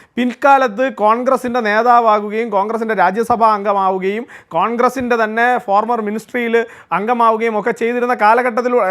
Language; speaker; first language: Malayalam; native; Malayalam